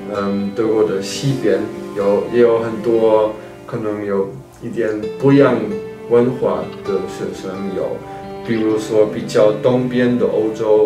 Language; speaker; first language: Chinese; non-native, fluent; German